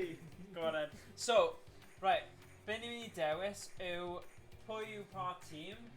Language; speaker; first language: Welsh; native; Welsh